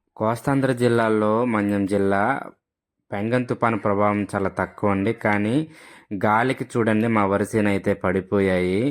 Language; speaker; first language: Telugu; non-native, local second language; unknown